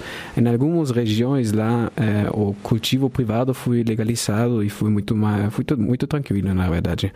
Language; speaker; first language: Portuguese; non-native, fluent; German